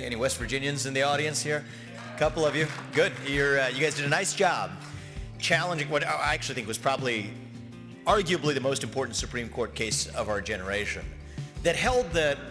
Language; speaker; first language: English; native; English